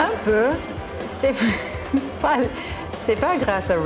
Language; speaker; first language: French; non-native, learner; English